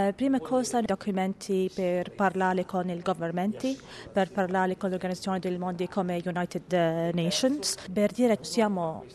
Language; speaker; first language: Italian; non-native, learner; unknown